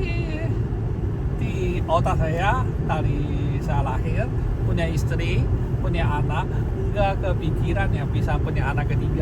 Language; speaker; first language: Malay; non-native, fluent; Chinese